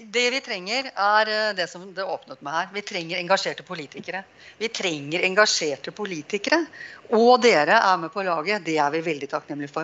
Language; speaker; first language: Norwegian; native; Norwegian